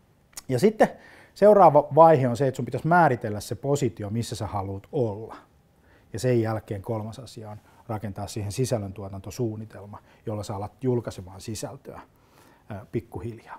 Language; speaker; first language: Finnish; native; Finnish